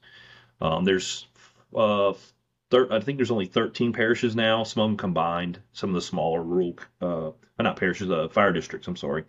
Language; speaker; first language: English; native; English